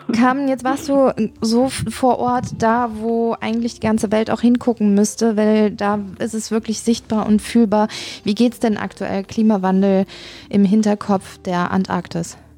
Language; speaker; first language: German; native; German